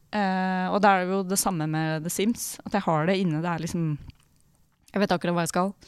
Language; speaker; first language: Norwegian; native; Norwegian